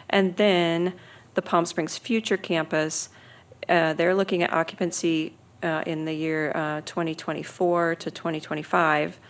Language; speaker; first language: English; native; English